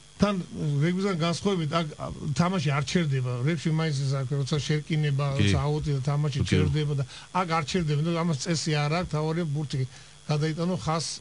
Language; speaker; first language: Georgian; native; Georgian